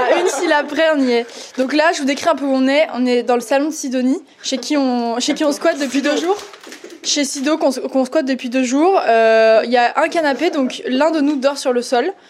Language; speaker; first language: French; native; French